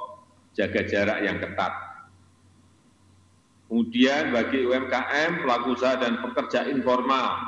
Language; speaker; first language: Indonesian; non-native, local second language; Javanese